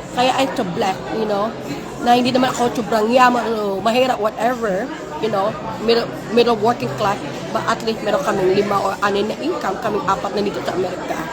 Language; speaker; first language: Filipino; non-native, local second language; Hiligaynon